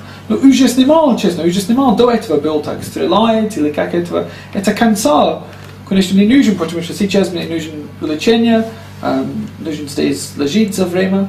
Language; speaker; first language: Russian; non-native, learner; English